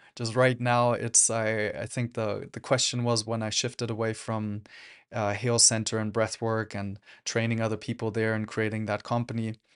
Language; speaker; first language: English; non-native, fluent; German